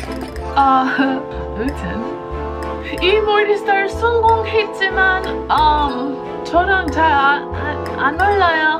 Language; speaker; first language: Korean; non-native, fluent; English